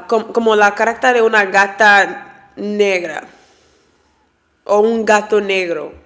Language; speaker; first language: Spanish; non-native, learner; English